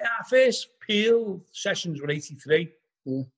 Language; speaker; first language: English; native; English